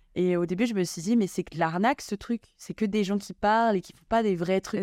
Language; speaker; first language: French; non-native, local second language; Malagasy